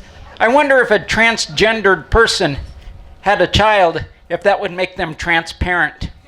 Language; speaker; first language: English; native; English